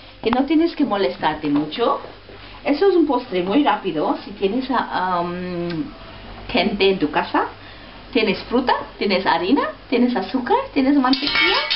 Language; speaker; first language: Spanish; non-native, fluent; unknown